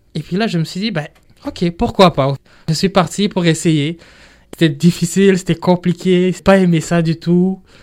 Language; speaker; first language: French; non-native, local second language; Rundi